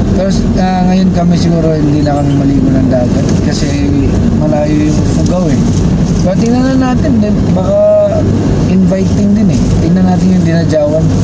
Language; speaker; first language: Filipino; native; Filipino